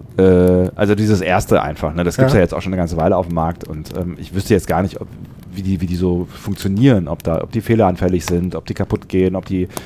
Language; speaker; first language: German; native; German